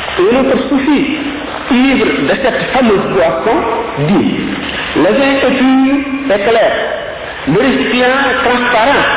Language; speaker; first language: French; non-native, local second language; Wolof